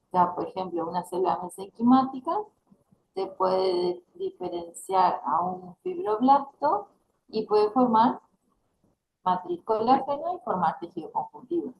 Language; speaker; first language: Spanish; native; Spanish